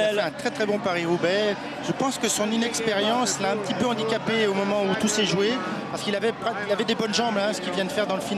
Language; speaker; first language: French; native; French